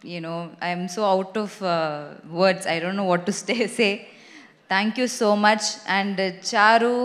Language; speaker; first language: Telugu; non-native, fluent; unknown